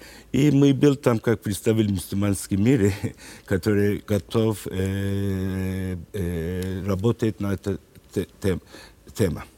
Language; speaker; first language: Russian; non-native, learner; Turkish